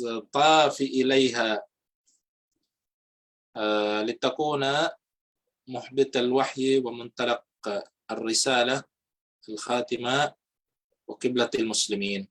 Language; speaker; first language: Arabic; non-native, fluent; Filipino